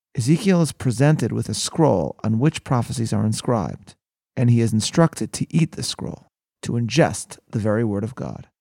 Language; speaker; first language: English; native; English